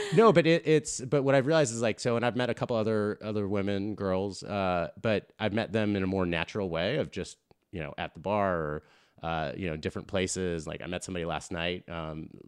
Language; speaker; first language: English; native; English